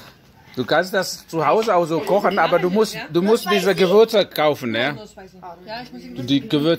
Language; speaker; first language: German; non-native, fluent; Indonesian